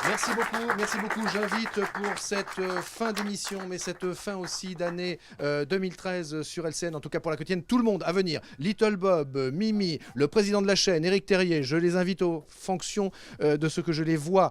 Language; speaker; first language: French; native; French